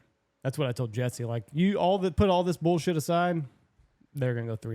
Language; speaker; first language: English; native; English